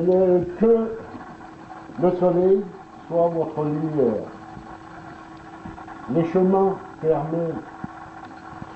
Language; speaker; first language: French; non-native, fluent; Azerbaijani